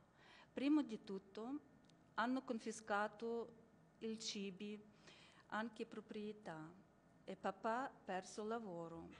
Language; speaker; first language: Italian; non-native, learner; Ukrainian